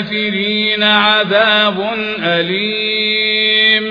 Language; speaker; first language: Arabic; native; Arabic